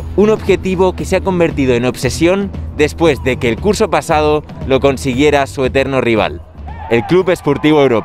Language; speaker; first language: Spanish; native; Spanish